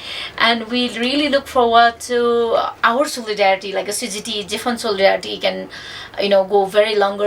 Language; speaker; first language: English; non-native, fluent; Nepali